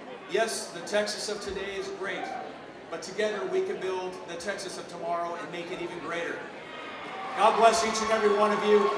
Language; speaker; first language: English; early bilingual, other home language; Spanish